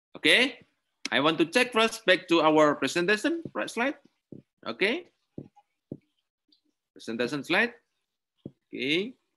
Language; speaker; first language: English; non-native, learner; Indonesian